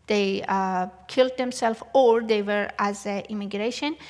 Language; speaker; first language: English; non-native, learner; Persian